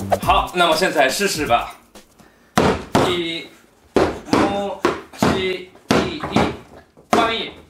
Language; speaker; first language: Chinese; non-native, fluent; Japanese